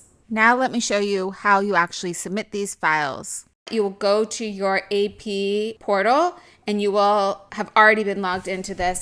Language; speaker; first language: English; native; English